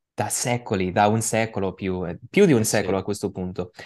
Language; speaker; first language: Italian; non-native, fluent; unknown